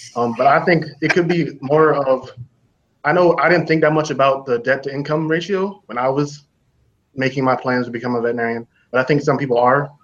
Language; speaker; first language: English; native; English